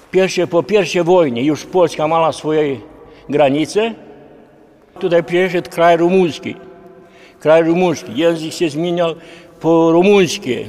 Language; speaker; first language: Polish; early bilingual, heritage; Polish